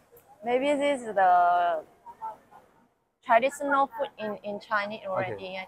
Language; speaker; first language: English; non-native, learner; Vietnamese